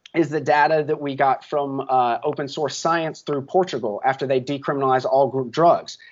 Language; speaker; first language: English; native; English